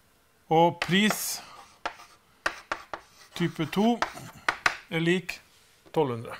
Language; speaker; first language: Norwegian; native; Norwegian